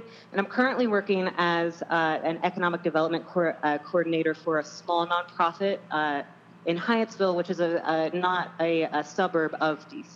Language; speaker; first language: English; native; English